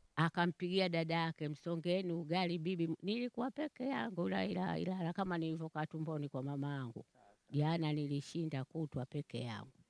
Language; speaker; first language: Swahili; native; Swahili